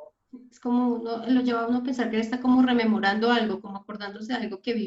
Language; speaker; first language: Spanish; native; Spanish